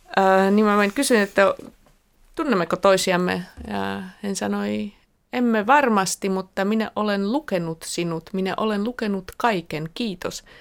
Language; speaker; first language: Finnish; non-native, fluent; Slovak